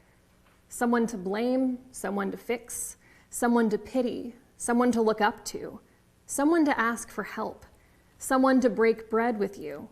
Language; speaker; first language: English; native; English